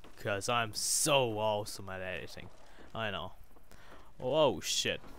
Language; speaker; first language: English; native; English